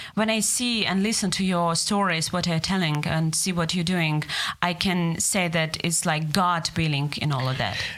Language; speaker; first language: English; non-native, fluent; Ukrainian